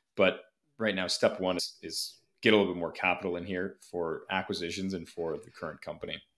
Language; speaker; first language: English; native; English